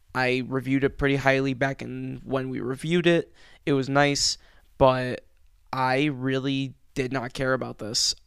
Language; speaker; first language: English; early bilingual, other home language; Spanish